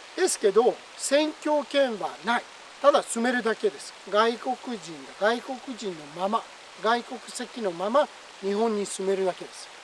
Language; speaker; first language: Japanese; non-native, fluent; Persian